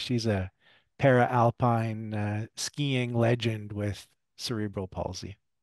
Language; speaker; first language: English; early bilingual, other home language; French